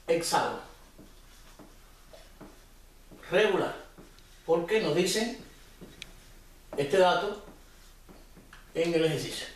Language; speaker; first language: Spanish; native; Spanish